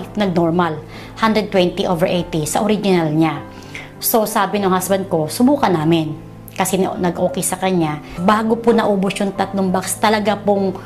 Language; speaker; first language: Filipino; non-native, local second language; Cebuano